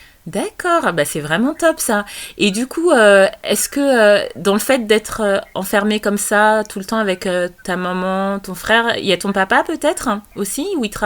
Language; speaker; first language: French; native; French